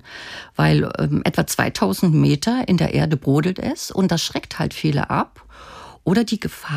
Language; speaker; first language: German; native; German